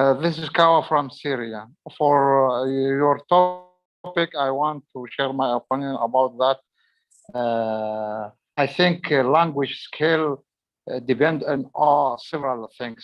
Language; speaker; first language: English; non-native, learner; Arabic